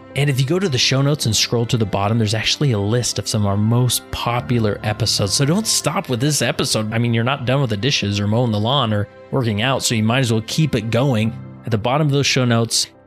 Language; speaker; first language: English; native; English